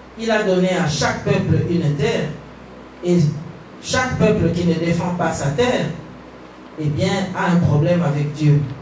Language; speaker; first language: French; non-native, local second language; Kongo